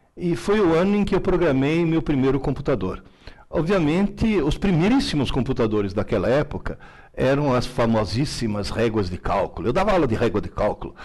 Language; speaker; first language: Portuguese; early bilingual, other home language; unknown